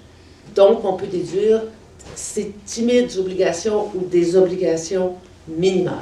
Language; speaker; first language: French; native; French